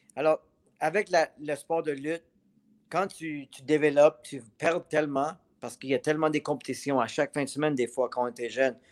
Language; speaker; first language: French; native; French